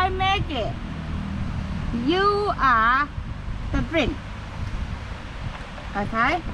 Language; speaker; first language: English; non-native, learner; Thai